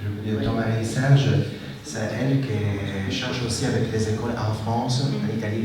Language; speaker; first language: French; non-native, fluent; Italian